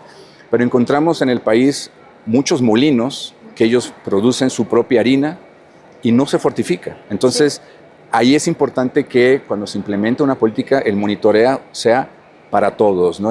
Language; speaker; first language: Spanish; native; Spanish